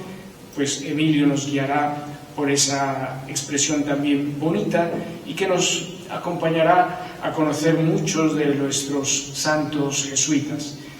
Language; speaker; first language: Spanish; native; Spanish